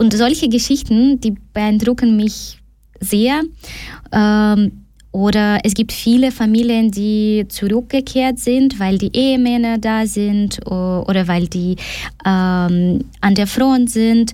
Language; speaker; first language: German; non-native, fluent; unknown